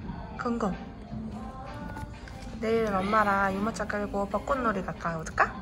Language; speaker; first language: Korean; native; Korean